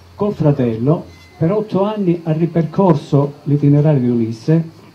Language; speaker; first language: Italian; native; Italian